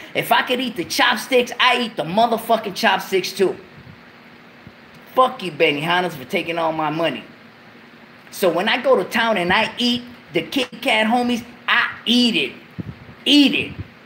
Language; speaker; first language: English; early bilingual, other home language; Spanish